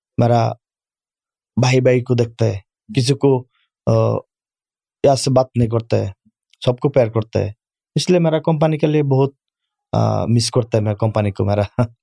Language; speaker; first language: Urdu; non-native, learner; Bangla